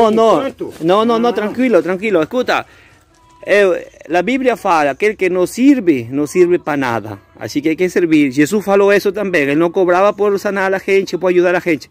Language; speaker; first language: Portuguese; non-native, learner; Spanish